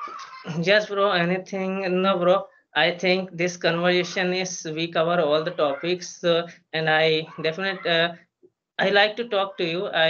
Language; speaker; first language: English; non-native, learner; Hindi